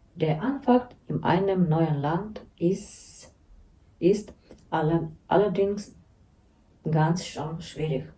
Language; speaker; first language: German; non-native, learner; Ukrainian